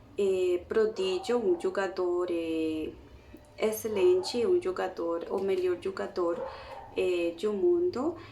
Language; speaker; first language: Portuguese; non-native, learner; Spanish